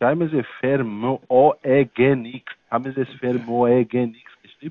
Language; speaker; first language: German; non-native, fluent; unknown